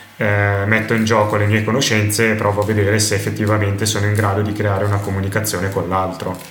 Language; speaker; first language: Italian; native; Italian